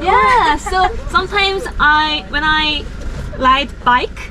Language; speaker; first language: English; non-native, learner; Korean